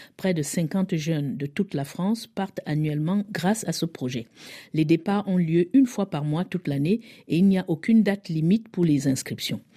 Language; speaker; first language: French; native; French